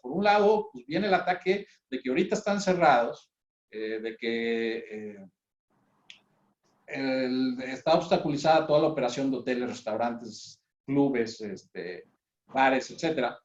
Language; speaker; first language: Spanish; native; Spanish